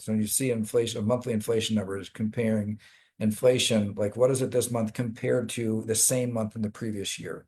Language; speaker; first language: English; native; English